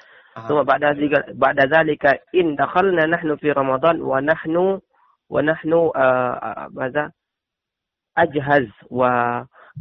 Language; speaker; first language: Arabic; non-native, learner; Indonesian